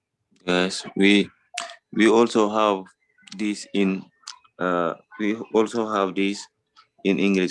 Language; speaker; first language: English; non-native, fluent; French